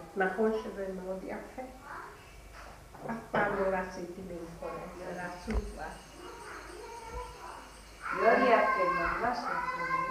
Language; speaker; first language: Hebrew; non-native, fluent; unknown